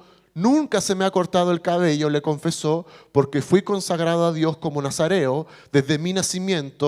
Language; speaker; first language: Spanish; native; Spanish